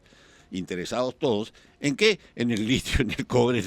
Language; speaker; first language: Spanish; native; Spanish